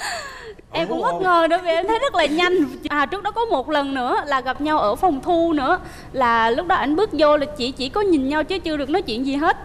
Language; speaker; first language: Vietnamese; native; Vietnamese